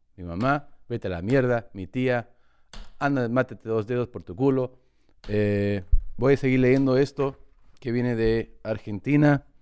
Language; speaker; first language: Spanish; early bilingual, heritage; Spanish